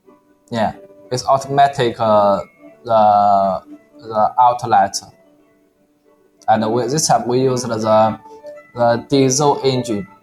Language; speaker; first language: English; non-native, learner; Chinese